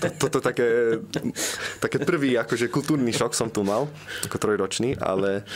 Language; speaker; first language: Slovak; early bilingual, heritage; Slovak